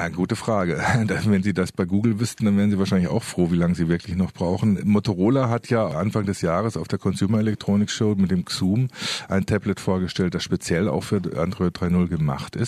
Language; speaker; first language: German; native; German